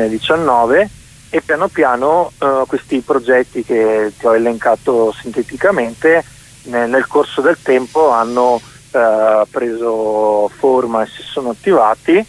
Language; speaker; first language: Italian; native; Italian